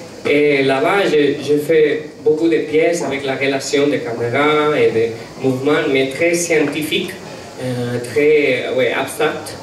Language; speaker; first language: French; non-native, learner; Catalan